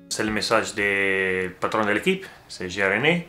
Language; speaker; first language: French; non-native, learner; Italian